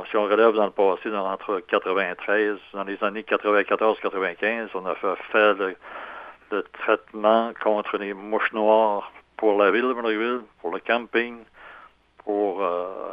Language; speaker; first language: French; native; French